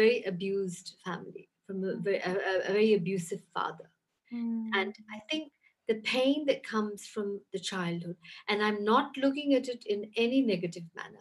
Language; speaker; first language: English; native; English